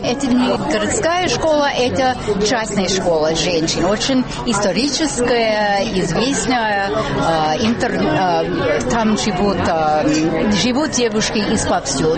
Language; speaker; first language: Russian; non-native, fluent; English